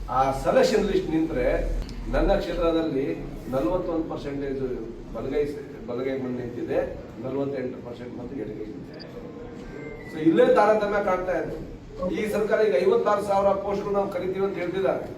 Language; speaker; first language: Kannada; non-native, local second language; Lambadi